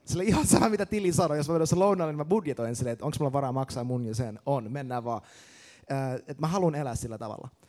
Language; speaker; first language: Finnish; native; Finnish